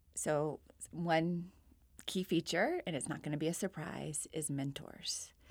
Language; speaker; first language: English; native; English